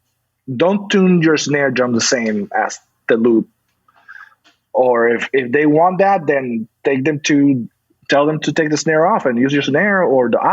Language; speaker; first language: English; non-native, fluent; Spanish